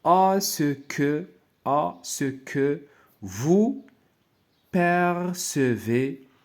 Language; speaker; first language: French; non-native, local second language; Arabic